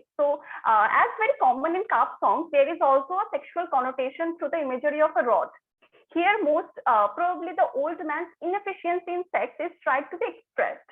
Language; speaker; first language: English; non-native, local second language; Bangla